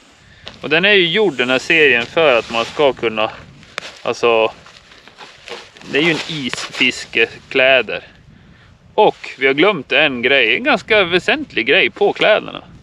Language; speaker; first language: Swedish; native; Swedish